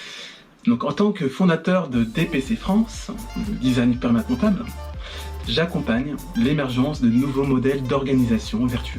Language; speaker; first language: French; native; French